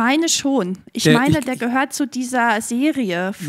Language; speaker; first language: German; native; German